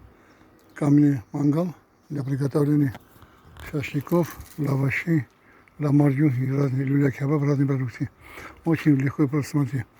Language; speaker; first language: Russian; non-native, fluent; Armenian